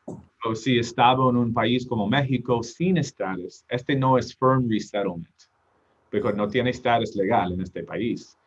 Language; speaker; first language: Spanish; non-native, learner; English